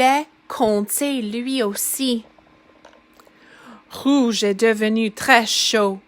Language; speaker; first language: French; non-native, fluent; English